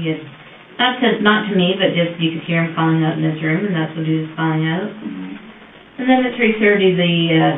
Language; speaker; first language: English; native; English